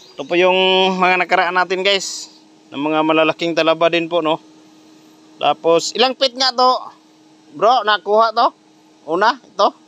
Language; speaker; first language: Filipino; non-native, local second language; Cebuano